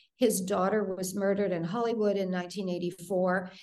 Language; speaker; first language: English; native; English